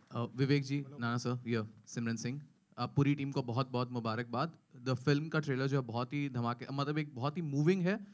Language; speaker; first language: Hindi; native; Hindi